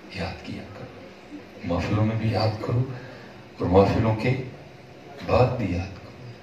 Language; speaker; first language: Urdu; non-native, local second language; Punjabi